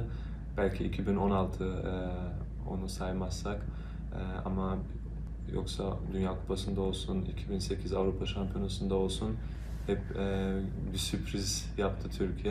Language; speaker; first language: Turkish; early bilingual, heritage; Turkish